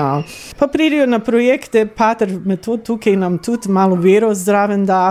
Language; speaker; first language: Slovenian; early bilingual, heritage; Slovenian